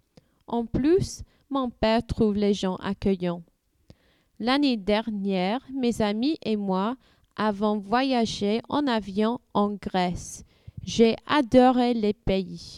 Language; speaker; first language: French; non-native, learner; English